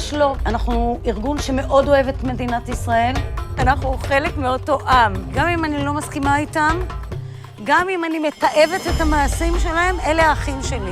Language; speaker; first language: Hebrew; native; Hebrew